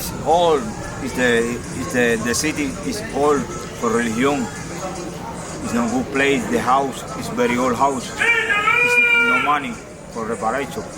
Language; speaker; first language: English; non-native, learner; Spanish